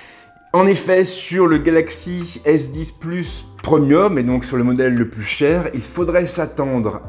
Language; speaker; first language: French; native; French